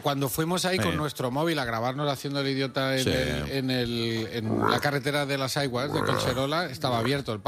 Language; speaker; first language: Spanish; native; Spanish